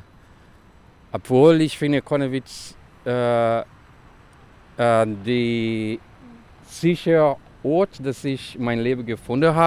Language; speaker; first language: German; non-native, learner; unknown